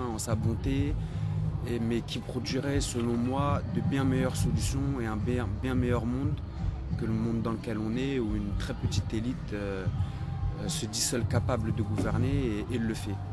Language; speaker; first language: French; native; French